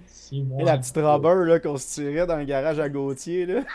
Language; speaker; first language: French; native; French